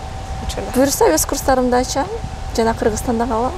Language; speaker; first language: Kyrgyz; early bilingual, other home language; Russian